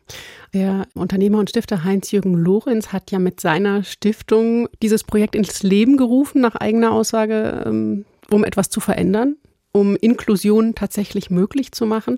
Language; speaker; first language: German; native; German